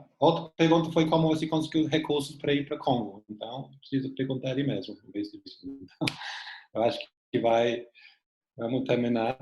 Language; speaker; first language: Portuguese; non-native, fluent; English